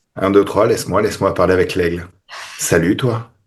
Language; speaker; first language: French; native; French